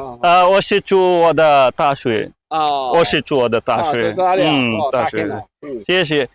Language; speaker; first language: Chinese; non-native, learner; Bangla